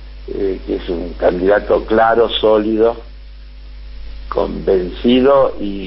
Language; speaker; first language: Spanish; native; Spanish